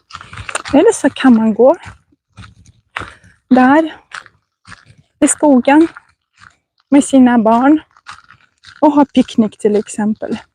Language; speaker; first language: Swedish; non-native, fluent; Russian